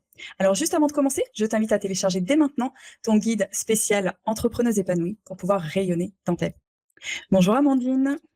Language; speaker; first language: French; native; French